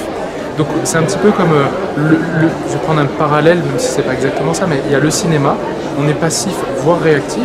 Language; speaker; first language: French; native; French